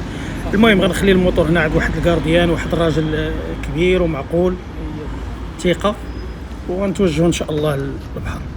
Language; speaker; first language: Arabic; native; Arabic